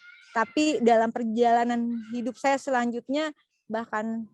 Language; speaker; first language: Indonesian; native; Indonesian